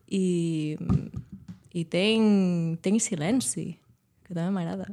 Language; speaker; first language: Catalan; native; Catalan